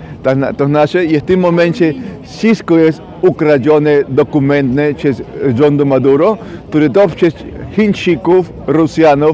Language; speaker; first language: Polish; non-native, fluent; Spanish